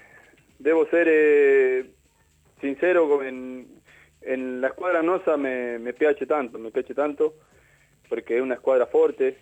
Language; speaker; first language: Italian; non-native, learner; Spanish